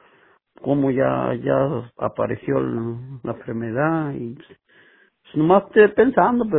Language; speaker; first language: Spanish; native; Spanish